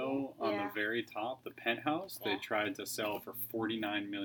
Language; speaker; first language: English; native; English